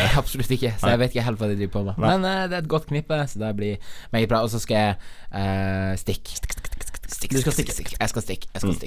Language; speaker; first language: Norwegian; native; Norwegian